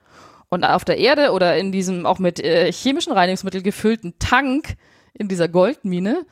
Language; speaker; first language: German; native; German